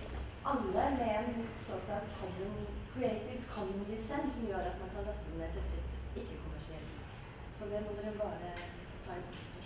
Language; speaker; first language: Norwegian; native; Norwegian